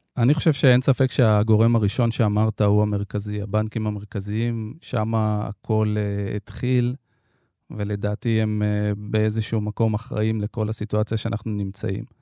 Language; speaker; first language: Hebrew; native; Hebrew